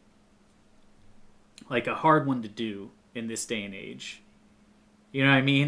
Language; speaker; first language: English; native; English